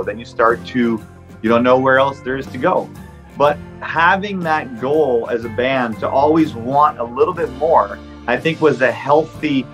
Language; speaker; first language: English; non-native, local second language; French